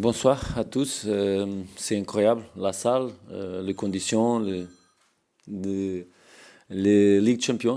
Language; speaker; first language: French; non-native, learner; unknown